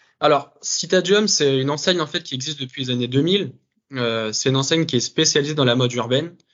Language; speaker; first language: French; native; French